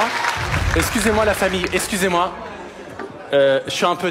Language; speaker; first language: French; native; French